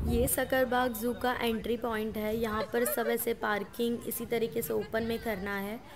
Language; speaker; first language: Hindi; non-native, local second language; Gujarati